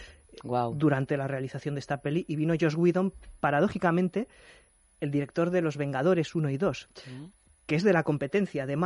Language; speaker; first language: Spanish; native; Spanish